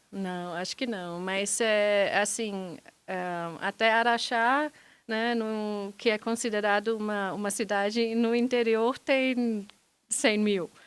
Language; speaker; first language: Portuguese; non-native, fluent; German